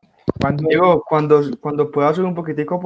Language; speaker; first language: Spanish; native; Spanish